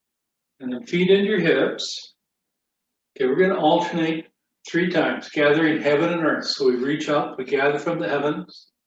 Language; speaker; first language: English; native; English